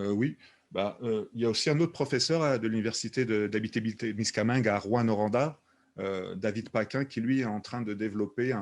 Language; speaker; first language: French; native; French